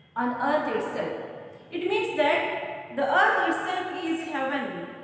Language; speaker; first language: English; non-native, local second language; Kannada